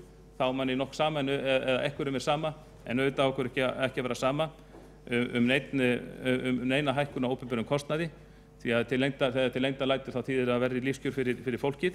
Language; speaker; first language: Icelandic; native; Icelandic